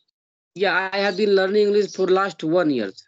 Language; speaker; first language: English; non-native, learner; Hindi